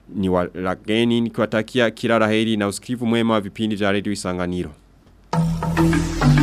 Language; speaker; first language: Swahili; non-native, local second language; Rundi